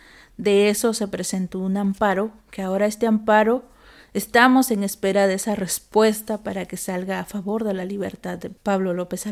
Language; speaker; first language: Spanish; native; Spanish